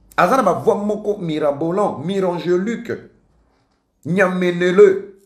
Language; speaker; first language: French; non-native, local second language; Lingala